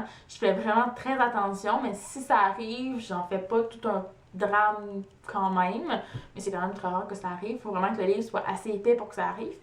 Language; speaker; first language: French; native; French